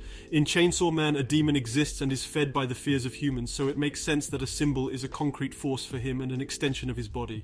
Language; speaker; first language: English; non-native, fluent; French